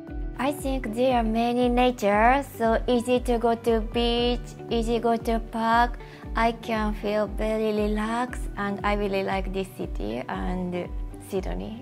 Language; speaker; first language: English; non-native, learner; Japanese